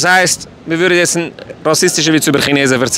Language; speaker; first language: German; native; German